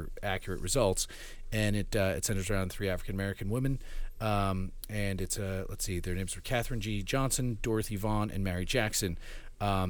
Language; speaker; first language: English; early bilingual, other home language; Spanish